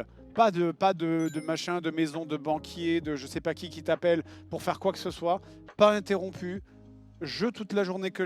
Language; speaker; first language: French; native; French